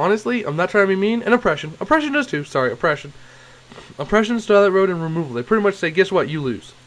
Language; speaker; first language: English; native; English